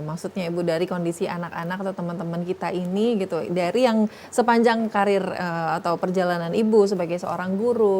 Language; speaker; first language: Indonesian; native; Indonesian